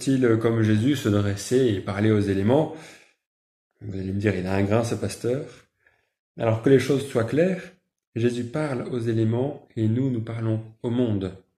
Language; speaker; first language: French; native; French